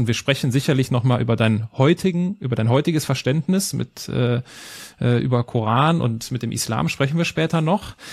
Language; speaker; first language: German; native; German